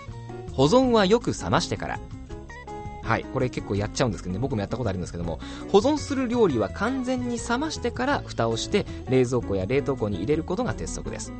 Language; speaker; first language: Japanese; native; Japanese